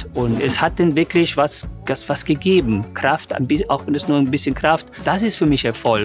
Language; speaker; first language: German; non-native, fluent; English